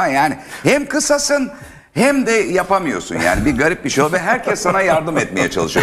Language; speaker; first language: Turkish; native; Turkish